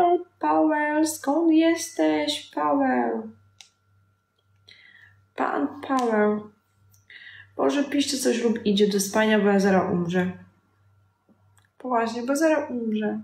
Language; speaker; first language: Polish; non-native, learner; Ukrainian